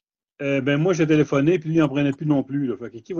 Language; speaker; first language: French; native; French